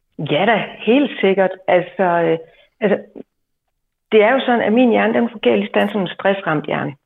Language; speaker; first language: Danish; native; Danish